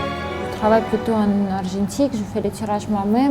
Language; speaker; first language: French; non-native, fluent; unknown